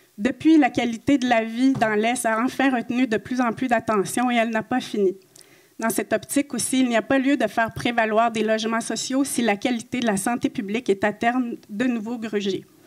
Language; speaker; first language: French; native; French